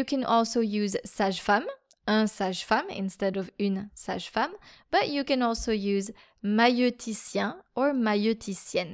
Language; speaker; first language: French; native; French